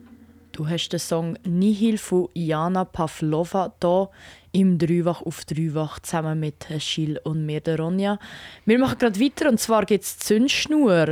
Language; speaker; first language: German; native; German